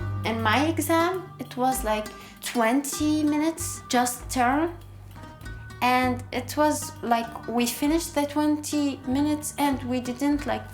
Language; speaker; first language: English; non-native, learner; Arabic